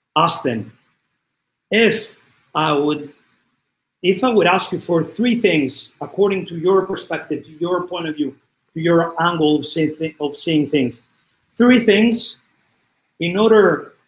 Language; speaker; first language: English; non-native, fluent; Greek